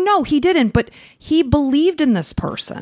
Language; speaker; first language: English; native; English